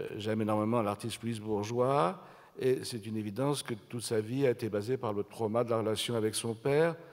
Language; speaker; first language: French; native; French